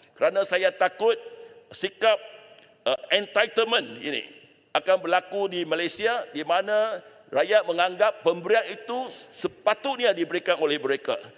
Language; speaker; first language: Malay; non-native, local second language; Chinese